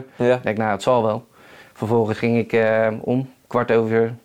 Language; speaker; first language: Dutch; native; Dutch